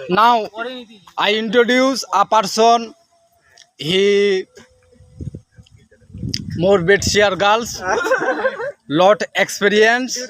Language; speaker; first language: English; non-native, learner; Bangla